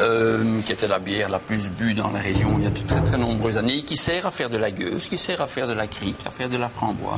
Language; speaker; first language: French; native; French